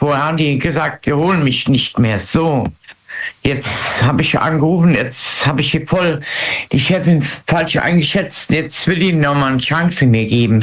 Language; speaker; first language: German; native; German